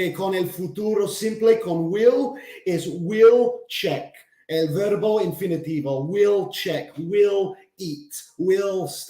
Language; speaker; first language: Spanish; non-native, fluent; English